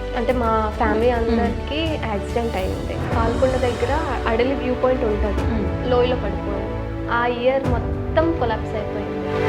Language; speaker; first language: Telugu; early bilingual, other home language; Bangla